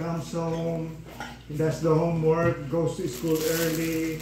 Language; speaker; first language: English; non-native, local second language; Filipino